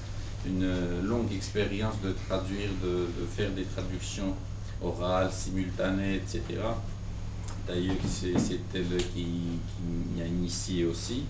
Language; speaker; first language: French; non-native, fluent; Georgian